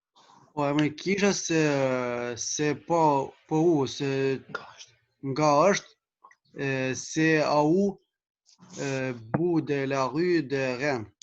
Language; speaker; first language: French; non-native, learner; Albanian